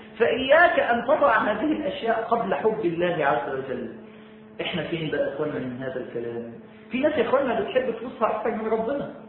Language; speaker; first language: Arabic; native; Arabic